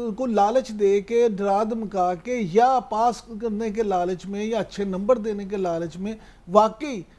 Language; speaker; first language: Urdu; native; Urdu